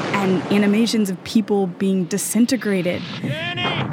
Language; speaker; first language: English; native; English